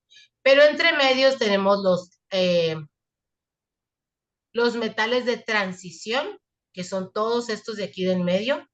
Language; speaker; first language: Spanish; native; Spanish